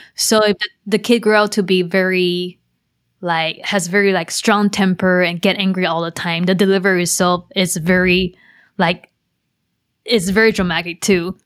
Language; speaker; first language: English; non-native, fluent; Chinese